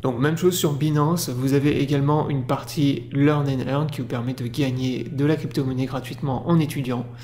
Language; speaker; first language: French; native; French